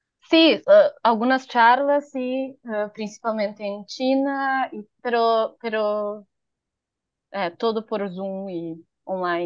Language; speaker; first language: Spanish; non-native, learner; Portuguese